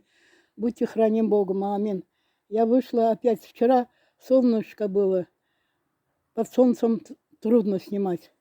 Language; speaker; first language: Russian; non-native, fluent; Azerbaijani